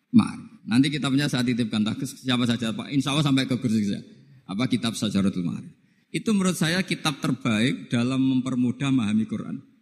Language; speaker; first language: Indonesian; non-native, local second language; Javanese